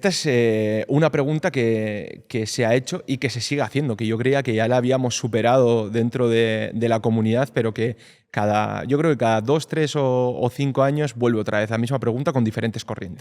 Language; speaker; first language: Spanish; native; Spanish